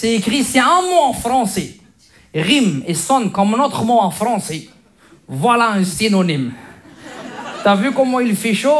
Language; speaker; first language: French; early bilingual, other home language; Arabic